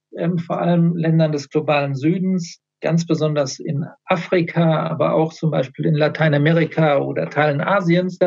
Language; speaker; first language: German; native; German